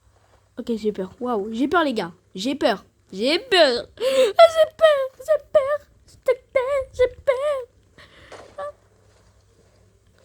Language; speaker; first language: French; native; French